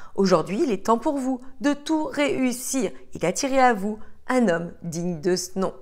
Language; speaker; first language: French; native; French